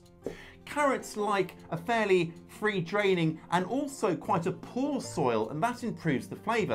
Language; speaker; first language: English; native; English